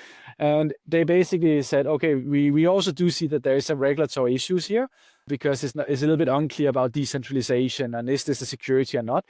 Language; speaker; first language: English; non-native, fluent; Danish